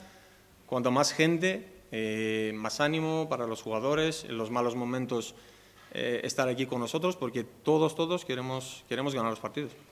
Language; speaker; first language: Spanish; non-native, fluent; Greek